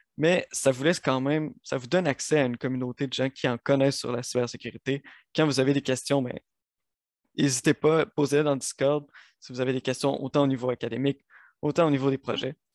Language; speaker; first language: French; native; French